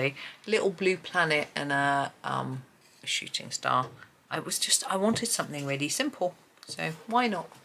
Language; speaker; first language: English; native; English